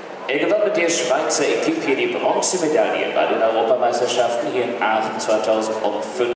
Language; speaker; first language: German; native; German